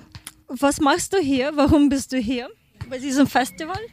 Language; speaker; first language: German; non-native, learner; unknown